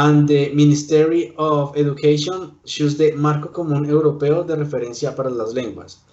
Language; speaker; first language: English; non-native, learner; Spanish